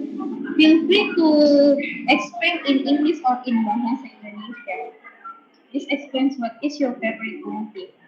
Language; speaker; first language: English; non-native, fluent; Indonesian